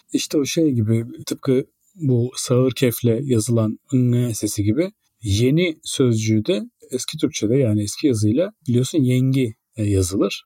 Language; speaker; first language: Turkish; native; Turkish